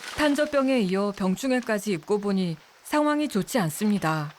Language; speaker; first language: Korean; native; Korean